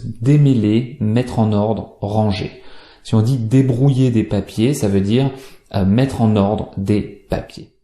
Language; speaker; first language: French; native; French